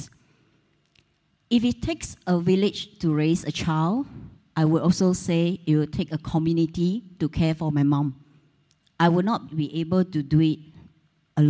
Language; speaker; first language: English; non-native, local second language; Cantonese